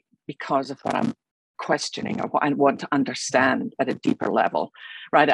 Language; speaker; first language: English; native; English